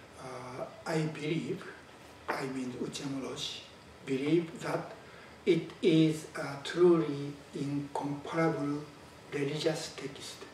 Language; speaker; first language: English; non-native, fluent; Japanese